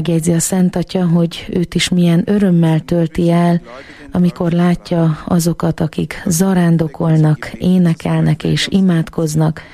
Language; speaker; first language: Hungarian; native; Hungarian